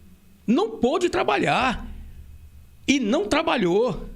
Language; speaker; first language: Portuguese; native; Portuguese